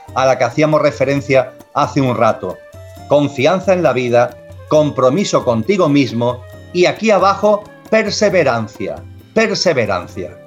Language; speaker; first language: Spanish; native; Spanish